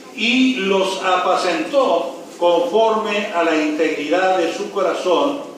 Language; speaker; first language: Spanish; native; Spanish